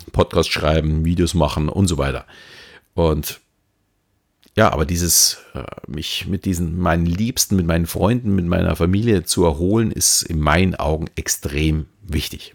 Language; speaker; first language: German; native; German